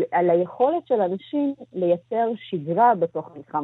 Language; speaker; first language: Hebrew; early bilingual, other home language; Amharic